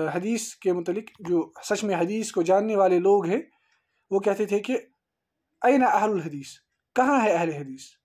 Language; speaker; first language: Urdu; native; Urdu